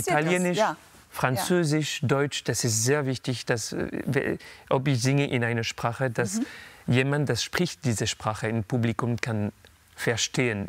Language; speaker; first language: German; non-native, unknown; French